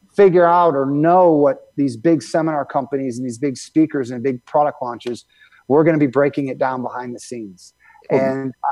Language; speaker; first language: English; native; English